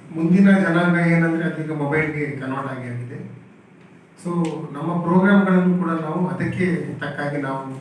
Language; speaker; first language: Kannada; non-native, local second language; Tulu